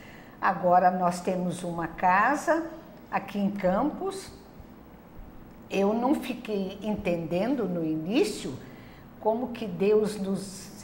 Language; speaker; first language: Portuguese; non-native, local second language; German